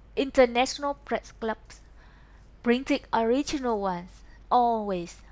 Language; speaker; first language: English; non-native, learner; Vietnamese